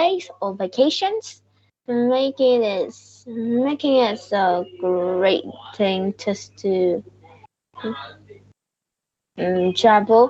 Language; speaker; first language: English; non-native, learner; Vietnamese